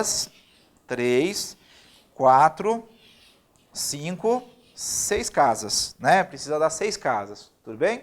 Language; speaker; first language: Portuguese; native; Portuguese